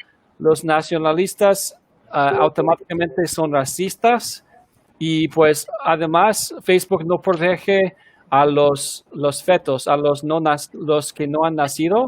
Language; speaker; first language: Spanish; non-native, fluent; English